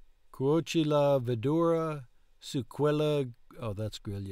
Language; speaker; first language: Italian; non-native, learner; English